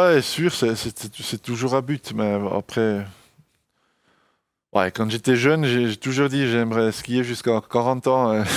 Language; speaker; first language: French; non-native, local second language; German